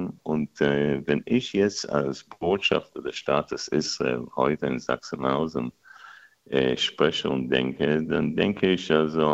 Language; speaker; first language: German; non-native, fluent; Hebrew